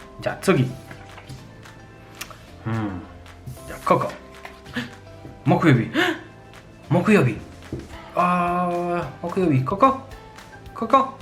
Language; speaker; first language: Japanese; non-native, fluent; Polish